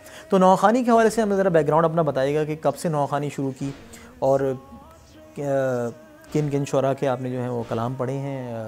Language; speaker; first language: Urdu; native; Urdu